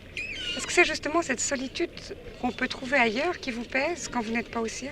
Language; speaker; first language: French; native; French